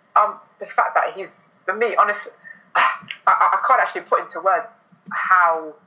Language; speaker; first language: English; native; English